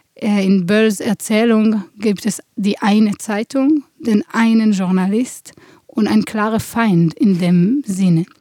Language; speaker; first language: German; non-native, fluent; Hebrew